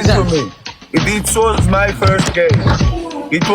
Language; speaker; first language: English; non-native, learner; Georgian